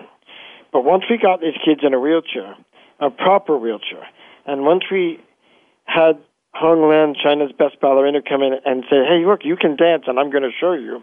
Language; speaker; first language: English; native; English